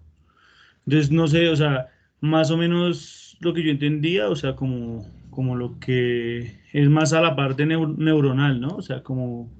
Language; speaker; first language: Spanish; native; Spanish